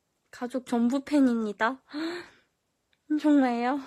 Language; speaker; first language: Korean; early bilingual, heritage; Korean